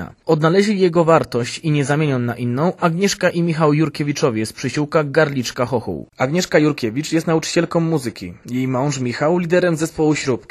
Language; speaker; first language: Polish; native; Polish